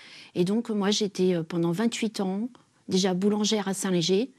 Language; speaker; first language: French; native; French